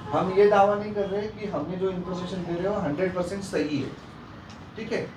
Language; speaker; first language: Hindi; non-native, local second language; Marathi